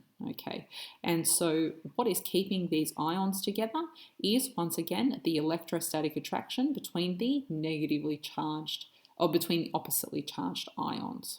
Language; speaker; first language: English; native; English